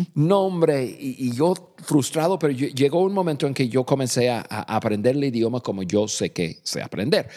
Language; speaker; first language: Spanish; non-native, fluent; English